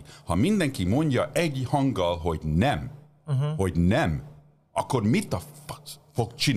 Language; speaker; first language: Hungarian; early bilingual, heritage; Hungarian